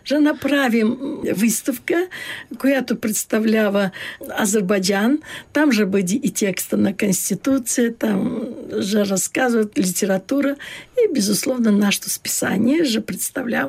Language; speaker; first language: Bulgarian; early bilingual, heritage; Bulgarian